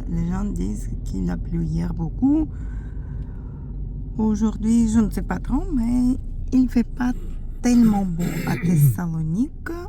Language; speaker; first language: French; non-native, fluent; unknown